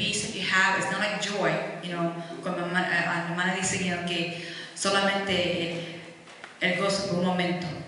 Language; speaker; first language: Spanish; early bilingual, heritage; Spanish